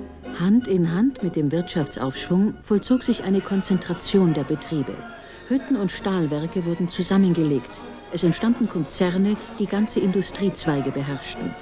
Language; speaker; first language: German; native; German